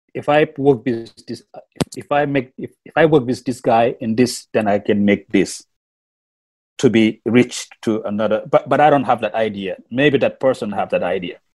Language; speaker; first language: English; non-native, learner; Wolof